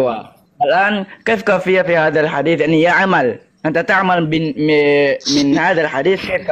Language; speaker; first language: Arabic; non-native, learner; Indonesian